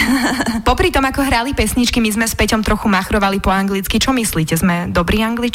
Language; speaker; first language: Slovak; native; Slovak